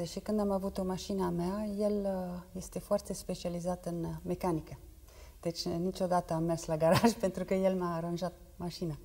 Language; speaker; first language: Romanian; non-native, fluent; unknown